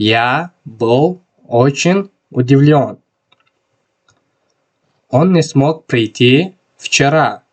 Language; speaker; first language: Russian; non-native, local second language; Tajik